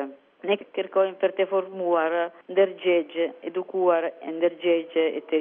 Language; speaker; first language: Albanian; non-native, learner; Italian